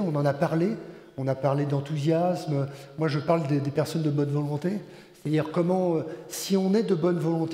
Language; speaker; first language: French; native; French